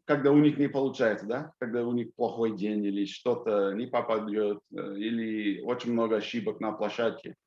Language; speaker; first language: Russian; non-native, fluent; English